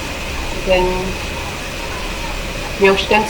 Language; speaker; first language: German; non-native, learner; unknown